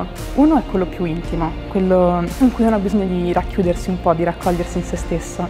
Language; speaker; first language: Italian; native; Italian